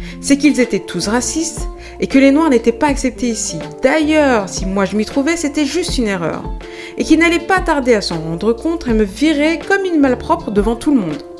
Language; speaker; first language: French; native; French